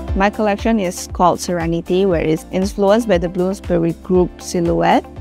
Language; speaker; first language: English; non-native, fluent; Indonesian